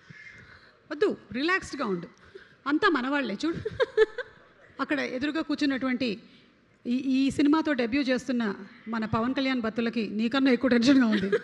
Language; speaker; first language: Telugu; native; Telugu